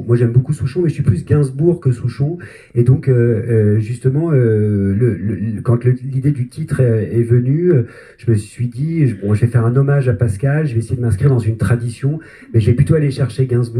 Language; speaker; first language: French; native; French